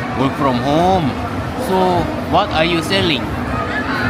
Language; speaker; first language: English; non-native, learner; Korean